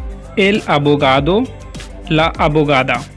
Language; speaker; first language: Spanish; non-native, learner; Hindi